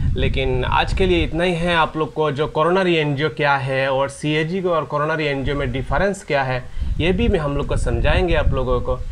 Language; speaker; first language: Hindi; non-native, local second language; Bangla